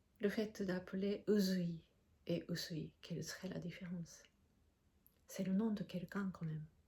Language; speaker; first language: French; non-native, fluent; Japanese